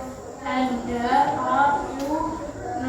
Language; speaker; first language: English; non-native, learner; Indonesian